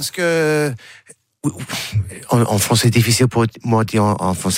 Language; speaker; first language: French; non-native, learner; English